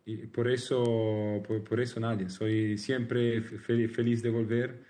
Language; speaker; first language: Spanish; non-native, learner; Italian